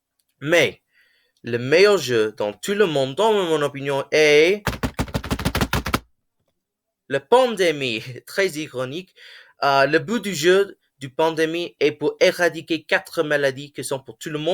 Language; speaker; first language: French; non-native, learner; English